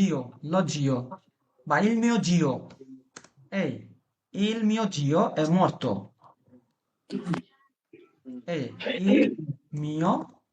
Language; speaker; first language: Italian; non-native, fluent; Bangla